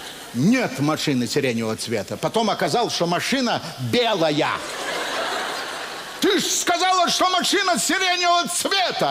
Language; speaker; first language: Russian; native; Russian